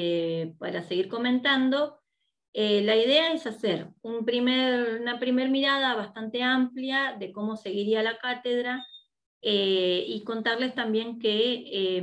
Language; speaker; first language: Spanish; native; Spanish